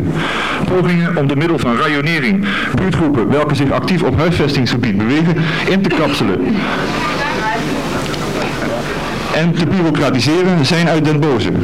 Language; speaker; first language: Dutch; native; Dutch